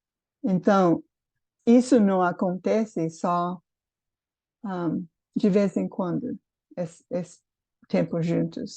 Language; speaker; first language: Portuguese; non-native, fluent; English